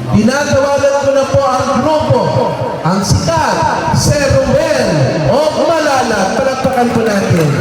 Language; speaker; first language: Filipino; non-native, local second language; Iloko